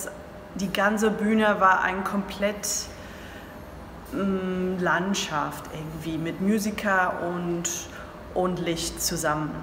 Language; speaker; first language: German; non-native, learner; English